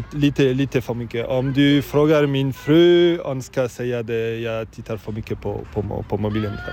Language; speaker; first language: Swedish; non-native, learner; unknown